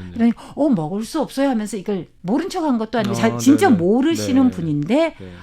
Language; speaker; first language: Korean; non-native, fluent; Chinese